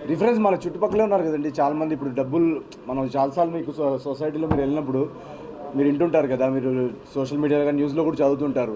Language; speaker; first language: Telugu; native; Telugu